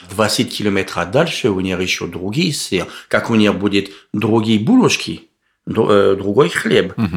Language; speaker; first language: Russian; non-native, learner; French